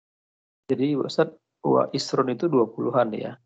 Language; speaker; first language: Indonesian; native; Indonesian